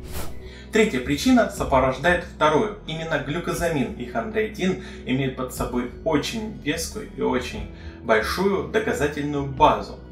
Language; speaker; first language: Russian; native; Russian